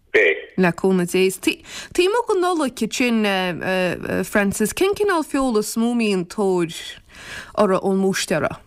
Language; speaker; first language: Irish; native; Irish